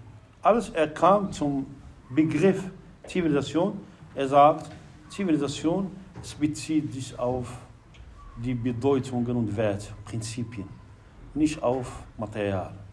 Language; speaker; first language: German; non-native, fluent; Arabic